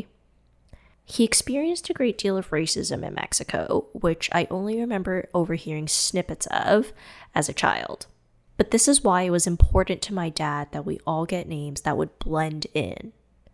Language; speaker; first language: English; non-native, fluent; Cantonese